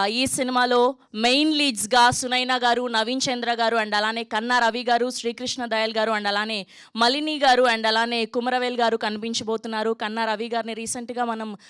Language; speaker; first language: Telugu; native; Telugu